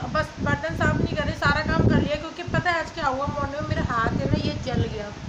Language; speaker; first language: Hindi; native; Hindi